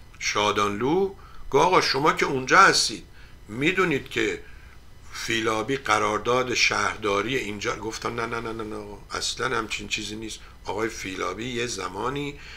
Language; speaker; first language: Persian; native; Persian